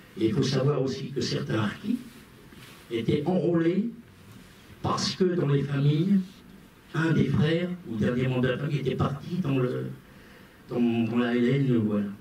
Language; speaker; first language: French; non-native, local second language; Arabic